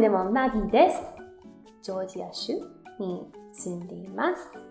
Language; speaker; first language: Japanese; non-native, learner; English